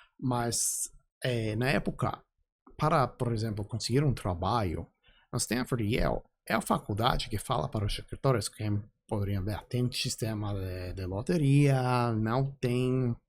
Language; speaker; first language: Portuguese; non-native, fluent; English